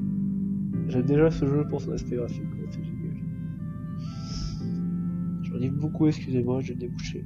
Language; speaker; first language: French; native; French